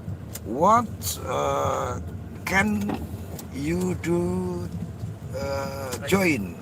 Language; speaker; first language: English; non-native, learner; Indonesian